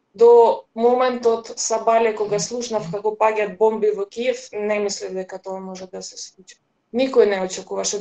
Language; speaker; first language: Macedonian; early bilingual, heritage; Macedonian